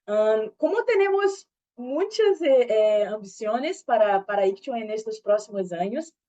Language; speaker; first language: Spanish; non-native, learner; Portuguese